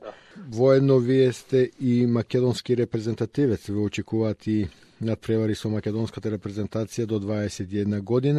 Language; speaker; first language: Macedonian; native; Macedonian